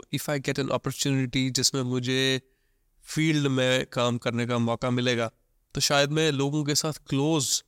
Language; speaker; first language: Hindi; non-native, local second language; Kashmiri